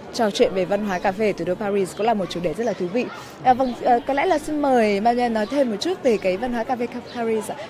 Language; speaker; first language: Vietnamese; native; Vietnamese